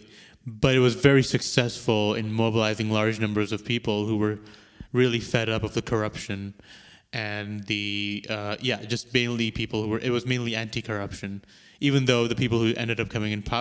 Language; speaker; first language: English; non-native, local second language; Urdu